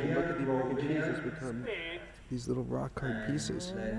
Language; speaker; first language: English; native; English